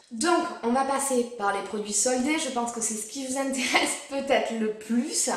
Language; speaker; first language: French; native; French